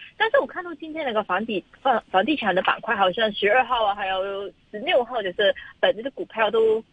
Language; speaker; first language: Chinese; non-native, local second language; Cantonese